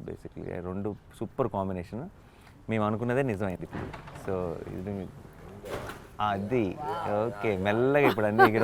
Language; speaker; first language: Telugu; native; Telugu